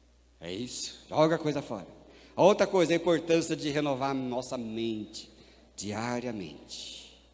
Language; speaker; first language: Portuguese; native; Portuguese